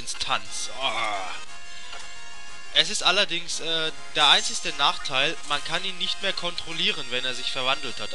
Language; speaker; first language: German; native; German